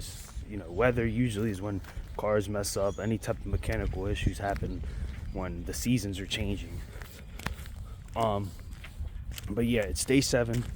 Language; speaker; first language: English; native; English